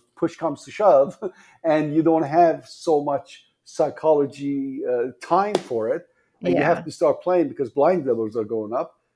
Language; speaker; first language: English; non-native, fluent; Persian